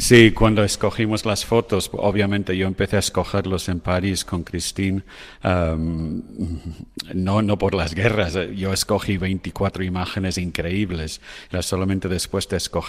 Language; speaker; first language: Spanish; non-native, fluent; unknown